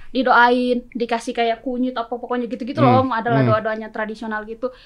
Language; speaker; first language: Indonesian; native; Indonesian